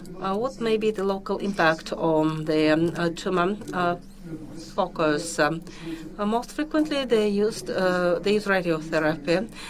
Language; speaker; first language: English; non-native, fluent; Russian